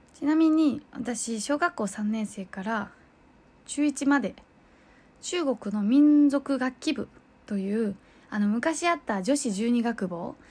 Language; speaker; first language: Japanese; early bilingual, other home language; Chinese